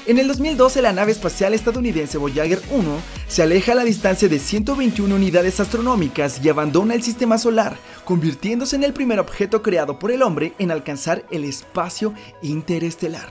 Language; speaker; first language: Spanish; native; Spanish